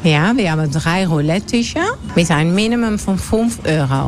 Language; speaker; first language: German; non-native, learner; Dutch